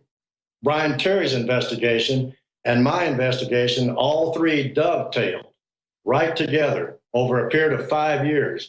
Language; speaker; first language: English; native; English